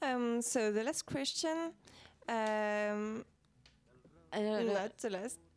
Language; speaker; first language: English; non-native, learner; French